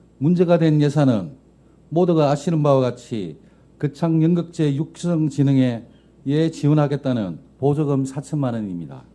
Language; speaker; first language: Korean; native; Korean